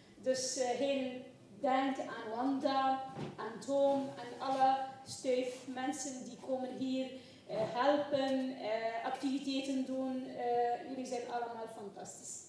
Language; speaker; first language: Dutch; non-native, learner; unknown